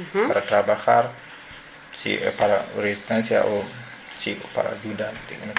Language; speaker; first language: Spanish; non-native, learner; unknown